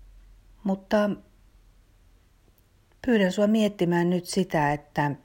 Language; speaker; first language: Finnish; native; Finnish